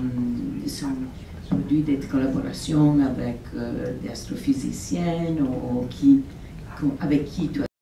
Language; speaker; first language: French; non-native, learner; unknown